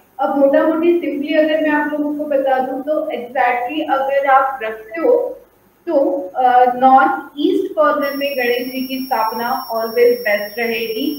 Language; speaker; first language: Hindi; non-native, local second language; Marathi